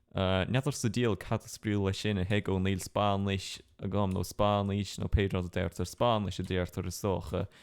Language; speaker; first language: Irish; non-native, local second language; English